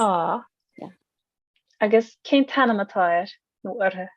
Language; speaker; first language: Irish; non-native, learner; English